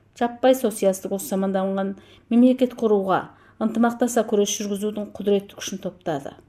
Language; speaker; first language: Kazakh; non-native, local second language; Tatar